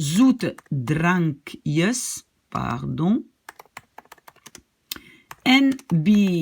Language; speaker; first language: Dutch; non-native, fluent; French